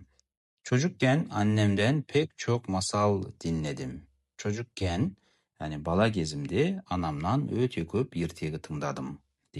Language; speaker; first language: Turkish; non-native, fluent; Kazakh